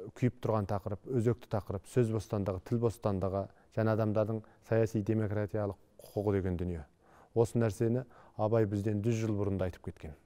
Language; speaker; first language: Kazakh; native; Kazakh